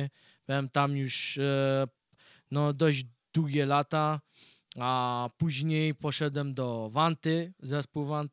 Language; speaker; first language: Polish; early bilingual, heritage; Polish